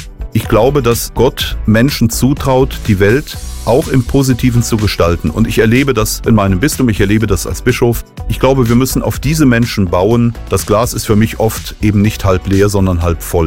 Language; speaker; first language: German; native; German